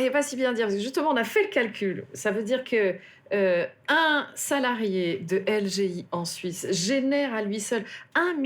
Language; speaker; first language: French; native; French